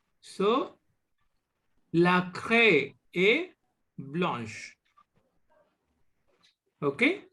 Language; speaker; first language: French; non-native, fluent; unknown